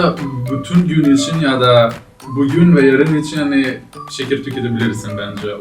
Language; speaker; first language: Turkish; non-native, fluent; Macedonian